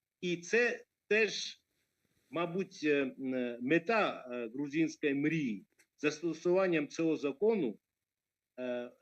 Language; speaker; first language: Ukrainian; non-native, fluent; Georgian